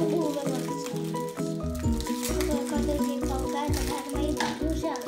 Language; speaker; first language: Russian; early bilingual, heritage; Russian